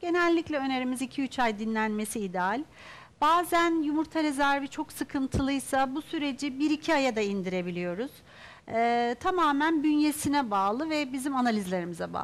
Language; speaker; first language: Turkish; native; Turkish